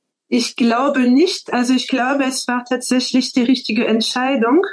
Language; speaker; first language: German; non-native, fluent; French